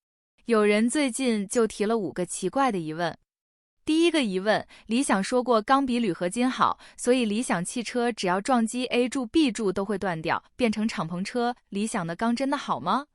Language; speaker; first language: Chinese; native; Chinese